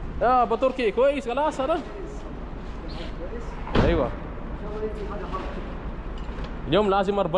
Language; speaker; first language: Arabic; non-native, learner; Filipino